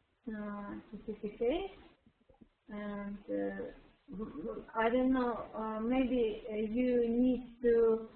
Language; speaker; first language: English; non-native, learner; Russian